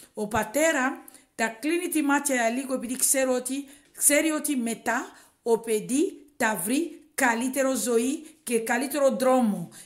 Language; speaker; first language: Greek; non-native, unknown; Swahili